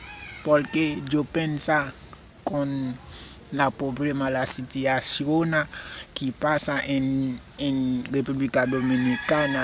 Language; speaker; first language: Spanish; non-native, learner; Haitian Creole